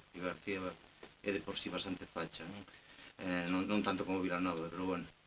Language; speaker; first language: Galician; non-native, local second language; Spanish